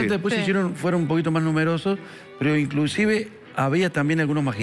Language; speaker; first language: Spanish; native; Spanish